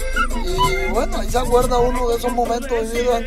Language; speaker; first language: Spanish; native; Spanish